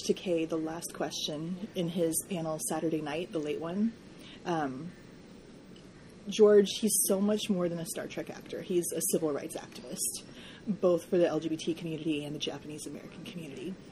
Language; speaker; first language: English; native; English